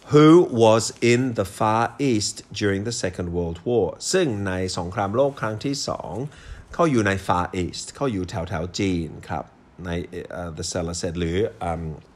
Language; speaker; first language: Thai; non-native, fluent; English